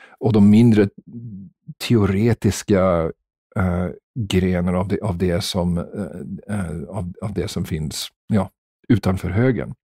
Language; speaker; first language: Swedish; non-native, fluent; English